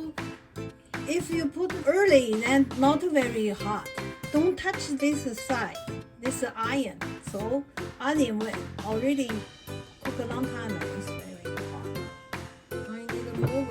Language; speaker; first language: English; non-native, learner; Chinese